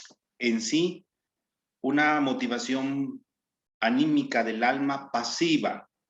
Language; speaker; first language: Spanish; native; Spanish